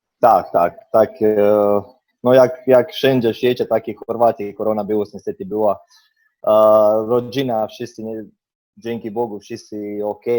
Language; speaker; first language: Polish; non-native, fluent; Croatian